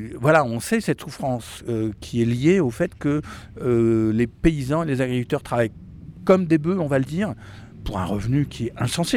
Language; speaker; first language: French; native; French